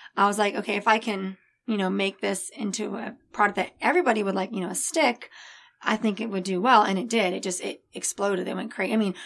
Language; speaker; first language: English; native; English